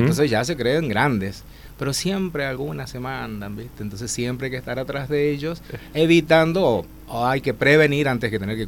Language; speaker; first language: Spanish; native; Spanish